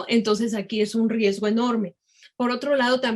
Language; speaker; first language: Spanish; native; Spanish